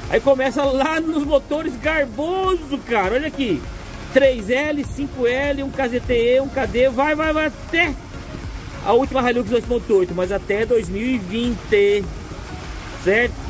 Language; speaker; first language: Portuguese; native; Portuguese